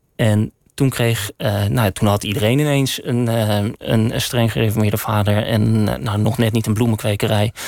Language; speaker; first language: Dutch; native; Dutch